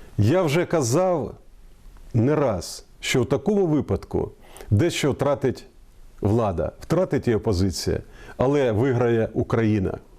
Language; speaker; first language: Ukrainian; non-native, local second language; Russian